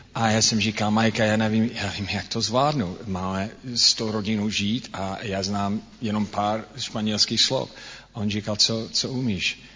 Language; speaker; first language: Czech; non-native, fluent; English